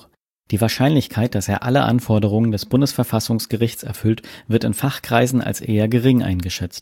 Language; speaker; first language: German; native; German